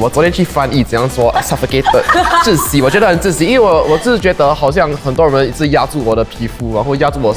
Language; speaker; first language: Chinese; non-native, local second language; English